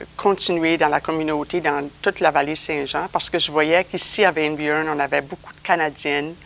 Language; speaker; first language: French; native; French